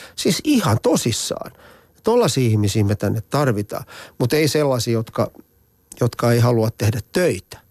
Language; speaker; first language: Finnish; native; Finnish